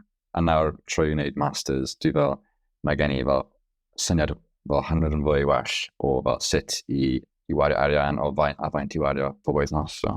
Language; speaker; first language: Welsh; non-native, local second language; English